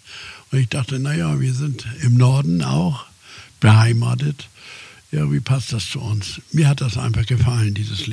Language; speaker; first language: German; native; German